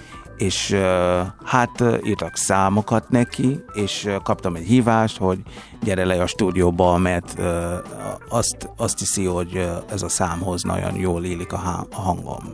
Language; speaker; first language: Hungarian; non-native, fluent; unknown